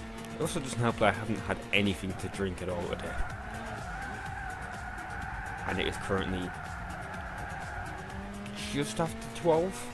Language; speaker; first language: English; native; English